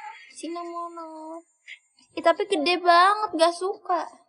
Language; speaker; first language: Indonesian; native; Indonesian